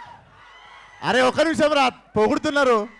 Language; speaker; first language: Telugu; native; Telugu